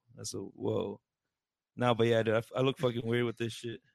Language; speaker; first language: English; early bilingual, other home language; Spanish